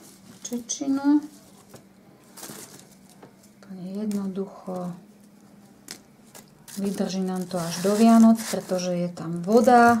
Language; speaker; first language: Slovak; native; Slovak